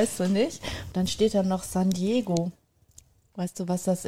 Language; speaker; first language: German; native; German